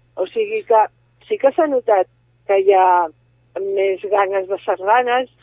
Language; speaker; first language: Catalan; native; Catalan